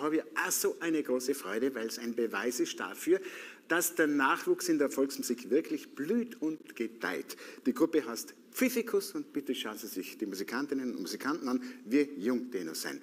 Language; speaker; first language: German; native; German